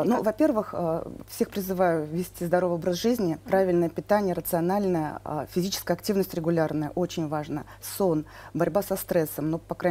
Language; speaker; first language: Russian; native; Russian